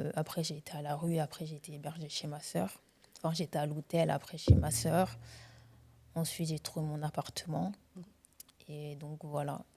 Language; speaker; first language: French; early bilingual, other home language; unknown